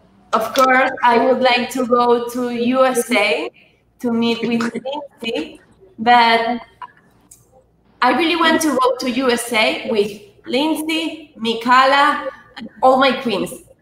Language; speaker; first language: English; non-native, fluent; Spanish